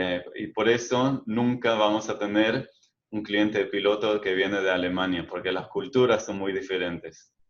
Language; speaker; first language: Spanish; non-native, fluent; Hebrew